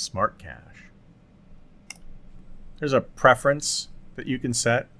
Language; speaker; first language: English; native; English